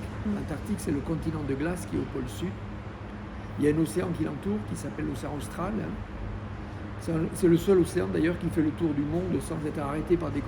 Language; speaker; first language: French; native; French